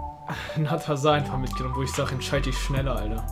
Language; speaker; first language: German; early bilingual, other home language; Turkish